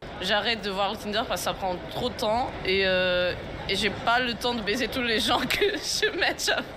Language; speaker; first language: French; non-native, fluent; Spanish